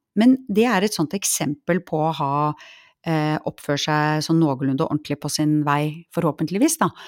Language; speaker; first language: Norwegian; native; Norwegian